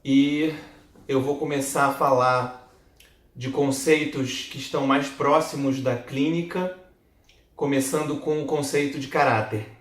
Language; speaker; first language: Portuguese; native; Portuguese